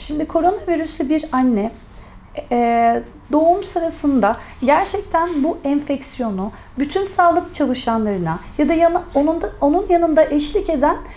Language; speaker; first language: Turkish; native; Turkish